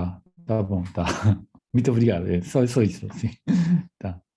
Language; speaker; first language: Portuguese; non-native, fluent; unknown